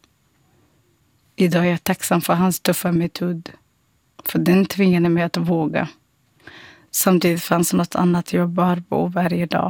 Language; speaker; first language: Swedish; non-native, fluent; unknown